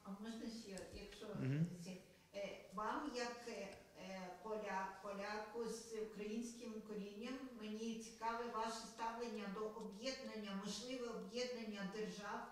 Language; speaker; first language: Ukrainian; native; Ukrainian